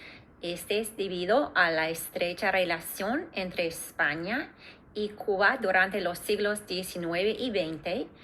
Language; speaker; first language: Spanish; non-native, fluent; English